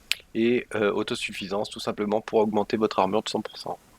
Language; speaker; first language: French; native; French